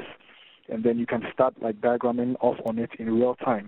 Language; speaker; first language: English; non-native, local second language; Akan